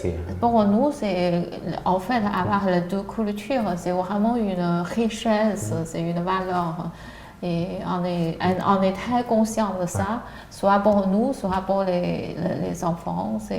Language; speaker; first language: French; non-native, learner; Chinese